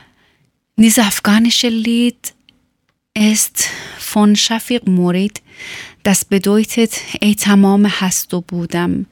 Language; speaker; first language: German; non-native, learner; Persian